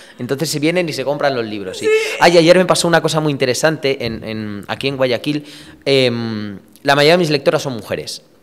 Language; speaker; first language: Spanish; early bilingual, other home language; Romanian